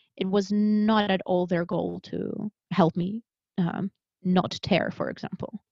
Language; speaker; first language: English; early bilingual, other home language; Russian